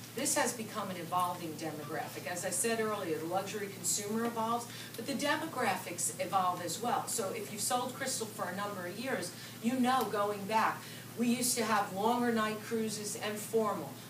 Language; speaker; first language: English; native; English